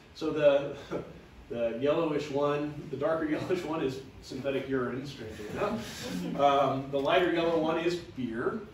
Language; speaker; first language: English; native; English